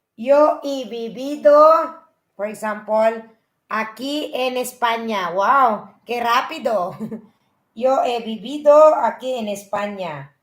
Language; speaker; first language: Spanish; non-native, fluent; Filipino